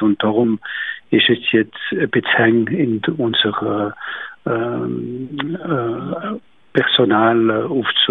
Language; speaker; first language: German; non-native, local second language; French